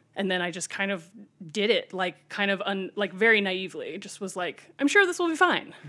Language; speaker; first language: English; native; English